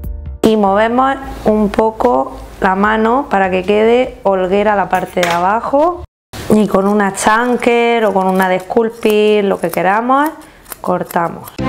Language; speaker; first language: Spanish; native; Spanish